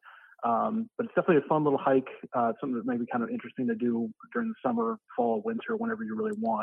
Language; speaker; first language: English; native; English